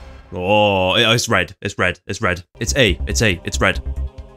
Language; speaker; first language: English; native; English